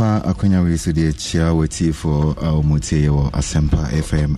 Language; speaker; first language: English; non-native, local second language; Akan